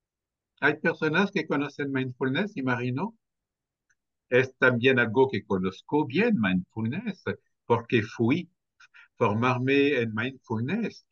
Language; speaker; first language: Spanish; non-native, fluent; French